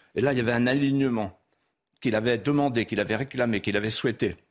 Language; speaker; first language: French; non-native, local second language; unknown